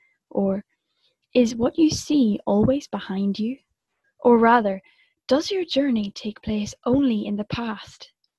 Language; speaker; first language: English; native; English